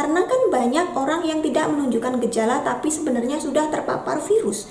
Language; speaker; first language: Indonesian; native; Indonesian